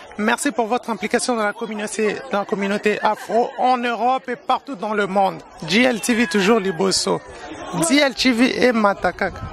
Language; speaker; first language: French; early bilingual, other home language; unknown